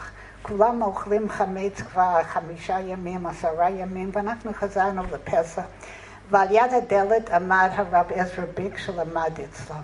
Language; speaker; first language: Hebrew; non-native, fluent; English